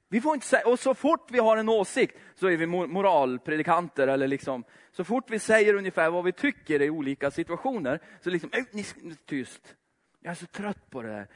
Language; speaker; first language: Swedish; native; Swedish